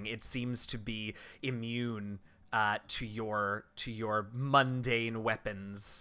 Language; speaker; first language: English; native; English